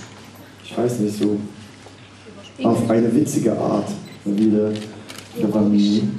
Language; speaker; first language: German; non-native, learner; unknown